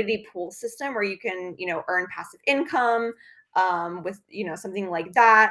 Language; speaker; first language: English; native; English